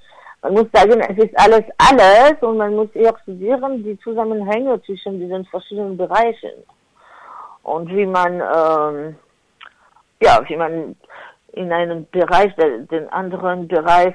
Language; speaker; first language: German; non-native, fluent; French